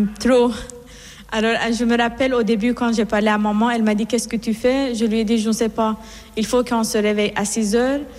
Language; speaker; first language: French; non-native, fluent; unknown